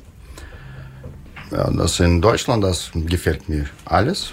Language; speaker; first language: German; non-native, learner; Russian